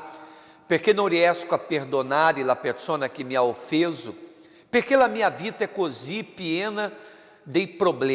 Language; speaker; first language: Italian; non-native, fluent; Portuguese